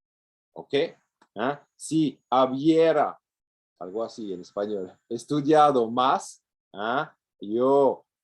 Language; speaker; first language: Spanish; non-native, fluent; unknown